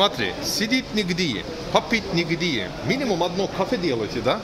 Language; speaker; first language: Russian; non-native, learner; Turkish